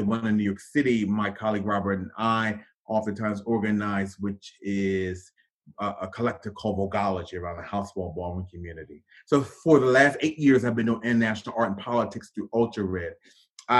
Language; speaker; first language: English; native; English